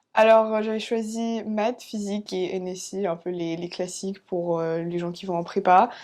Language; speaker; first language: French; early bilingual, other home language; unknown